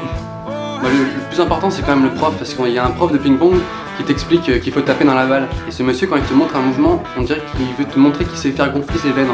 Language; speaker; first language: French; native; French